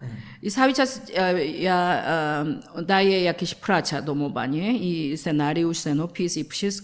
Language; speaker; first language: Polish; non-native, learner; Korean